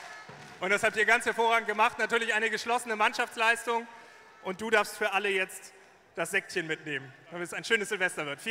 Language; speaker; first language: German; native; German